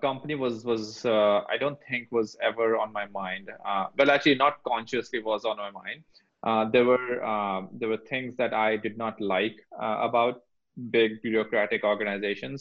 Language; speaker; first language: English; non-native, local second language; Hindi